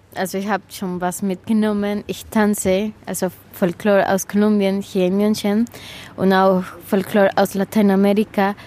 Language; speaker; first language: German; non-native, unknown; Spanish